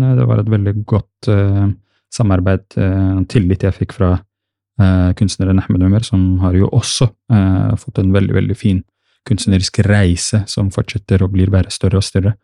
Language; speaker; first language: Norwegian; early bilingual, other home language; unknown